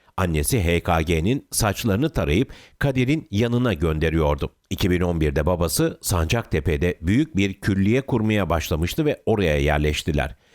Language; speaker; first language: Turkish; native; Turkish